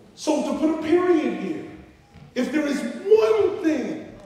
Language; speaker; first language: English; native; English